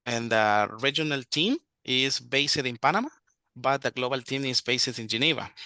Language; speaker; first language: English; non-native, learner; Spanish